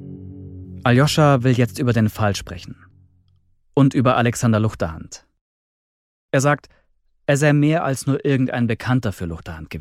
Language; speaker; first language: German; native; German